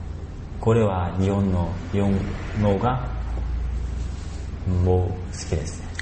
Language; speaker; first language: Japanese; non-native, learner; Korean